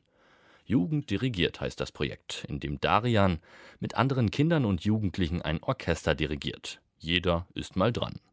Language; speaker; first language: German; native; German